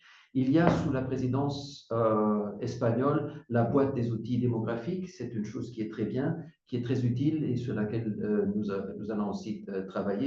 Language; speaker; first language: French; non-native, fluent; German